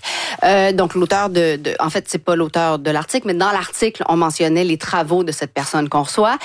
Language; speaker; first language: French; native; French